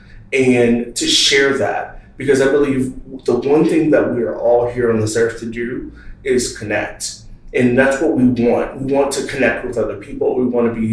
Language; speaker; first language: English; native; English